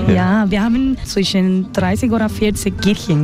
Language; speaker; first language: German; non-native, learner; Spanish